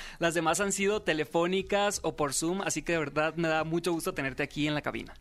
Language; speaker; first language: Spanish; native; Spanish